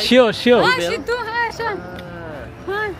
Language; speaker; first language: Romanian; non-native, learner; Bangla